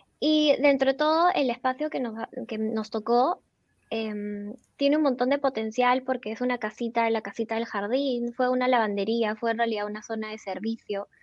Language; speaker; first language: Spanish; native; Spanish